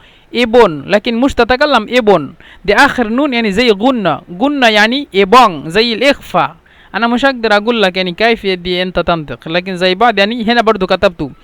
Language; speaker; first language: Arabic; non-native, fluent; Bangla